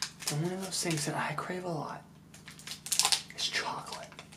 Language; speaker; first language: English; native; English